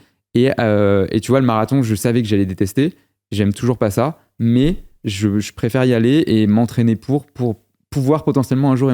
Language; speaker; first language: French; native; French